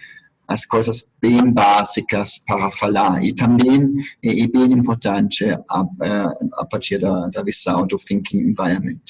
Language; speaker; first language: Portuguese; non-native, fluent; German